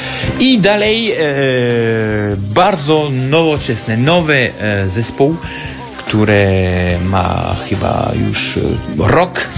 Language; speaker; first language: Polish; non-native, learner; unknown